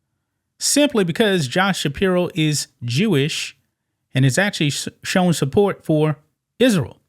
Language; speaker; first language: English; native; English